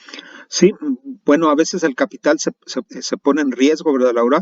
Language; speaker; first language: Spanish; native; Spanish